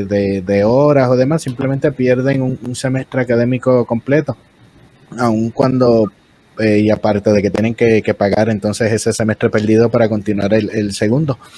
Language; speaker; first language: Spanish; native; Spanish